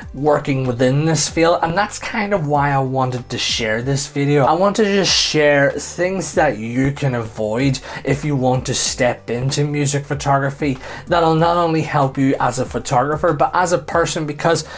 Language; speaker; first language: English; native; English